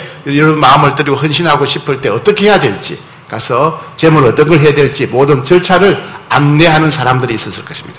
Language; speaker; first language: Korean; native; Korean